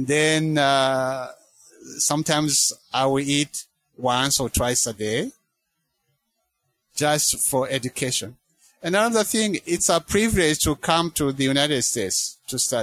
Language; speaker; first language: English; non-native, local second language; Kinyarwanda